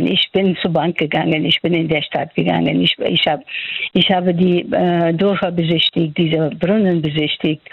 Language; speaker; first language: German; non-native, fluent; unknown